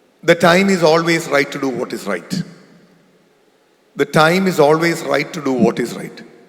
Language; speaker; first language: English; non-native, local second language; Malayalam